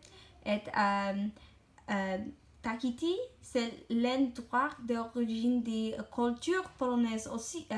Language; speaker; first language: French; non-native, learner; English